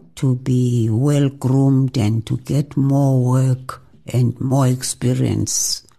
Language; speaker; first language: English; non-native, local second language; Xhosa